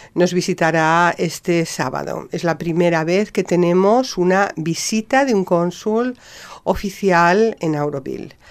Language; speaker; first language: Spanish; native; Spanish